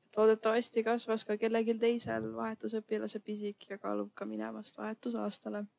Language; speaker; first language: Estonian; non-native, fluent; German